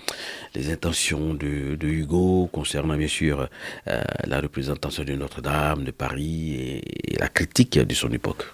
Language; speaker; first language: French; native; French